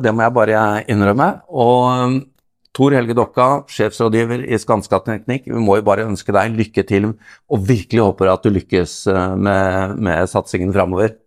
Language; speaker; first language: Norwegian; native; Norwegian